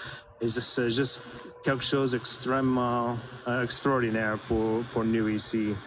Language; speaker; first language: French; non-native, fluent; English